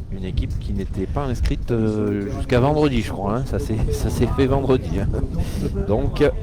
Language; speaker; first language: French; native; French